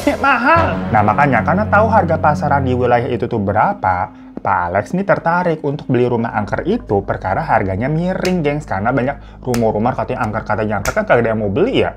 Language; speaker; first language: Indonesian; native; Indonesian